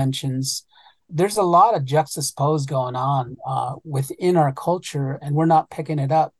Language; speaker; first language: English; early bilingual, other home language; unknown